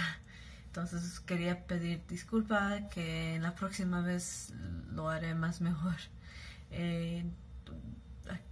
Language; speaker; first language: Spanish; early bilingual, heritage; Spanish